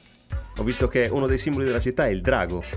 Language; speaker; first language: Italian; native; Italian